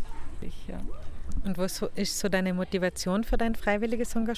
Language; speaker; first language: German; native; German